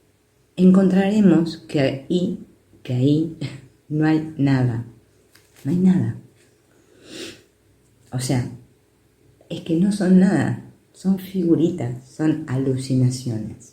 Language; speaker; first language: Spanish; native; Spanish